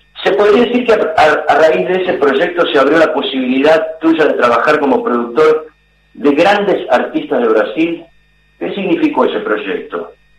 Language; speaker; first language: Spanish; native; Spanish